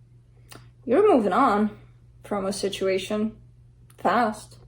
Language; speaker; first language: English; native; English